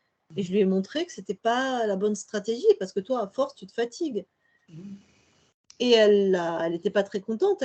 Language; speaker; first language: French; native; French